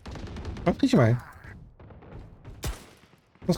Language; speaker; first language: Dutch; native; Dutch